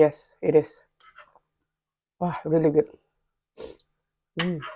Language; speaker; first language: English; non-native, learner; Indonesian